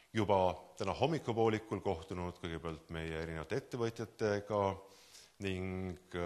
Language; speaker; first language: Estonian; native; Estonian